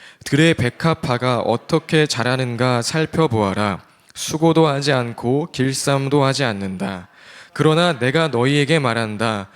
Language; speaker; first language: Korean; native; Korean